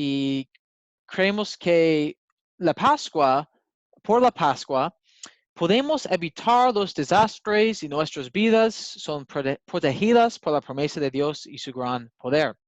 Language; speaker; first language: Spanish; non-native, learner; English